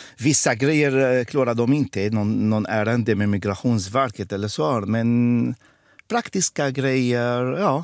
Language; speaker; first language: Swedish; non-native, fluent; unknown